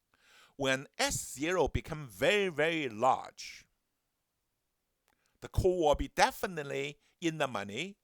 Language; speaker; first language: English; non-native, fluent; Chinese